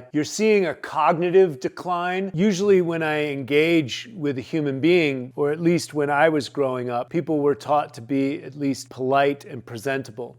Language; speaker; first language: English; native; English